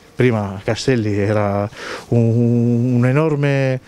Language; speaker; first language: Italian; native; Italian